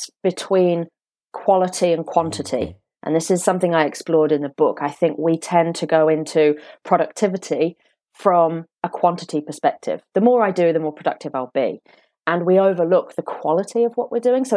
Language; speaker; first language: English; native; English